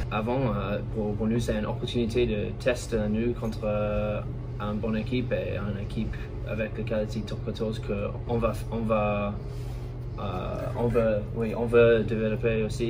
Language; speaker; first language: French; non-native, learner; English